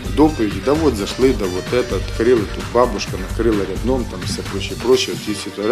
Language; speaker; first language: Ukrainian; native; Ukrainian